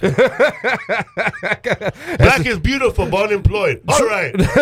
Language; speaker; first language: English; early bilingual, other home language; Spanish